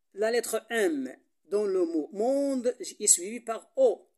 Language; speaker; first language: French; non-native, local second language; Arabic